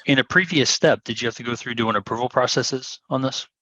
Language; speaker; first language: English; native; English